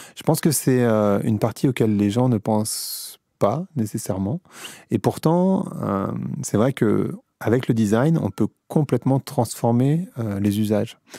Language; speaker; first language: French; native; French